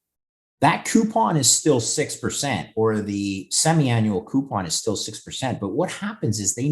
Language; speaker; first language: English; native; English